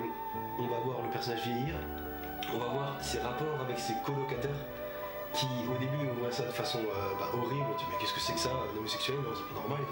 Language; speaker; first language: French; native; French